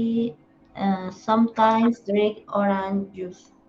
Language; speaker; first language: English; non-native, learner; Spanish